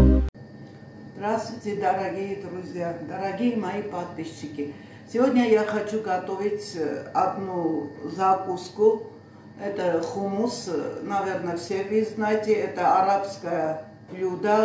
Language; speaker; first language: Russian; non-native, fluent; Armenian